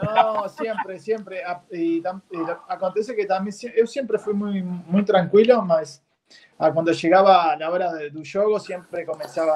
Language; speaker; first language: Portuguese; non-native, fluent; Spanish